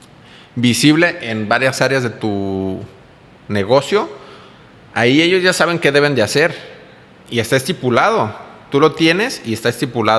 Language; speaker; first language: Spanish; native; Spanish